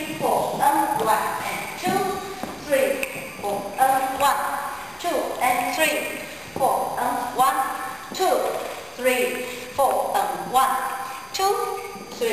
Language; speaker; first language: English; non-native, learner; Chinese